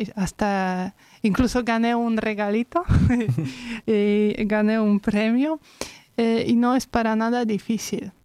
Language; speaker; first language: Spanish; non-native, fluent; Polish